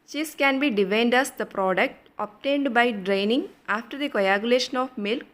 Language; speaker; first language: English; non-native, local second language; Malayalam